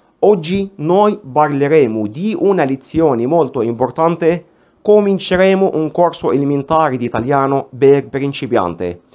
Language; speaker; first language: Italian; non-native, fluent; Arabic